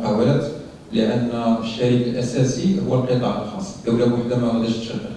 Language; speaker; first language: Arabic; native; Arabic